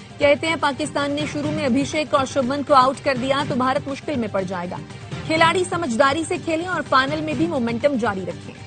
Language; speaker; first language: Urdu; native; Urdu